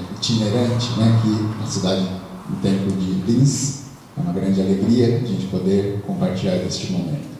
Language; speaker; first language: Portuguese; native; Portuguese